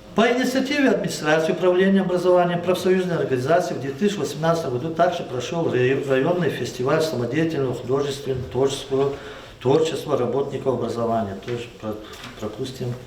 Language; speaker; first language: Russian; non-native, local second language; Lezghian